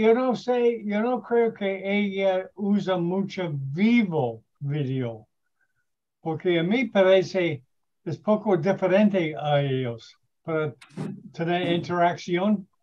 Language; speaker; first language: Spanish; non-native, learner; English